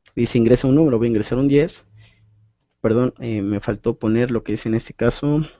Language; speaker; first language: Spanish; native; Spanish